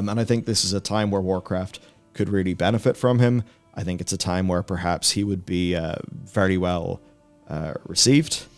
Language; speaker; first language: English; native; English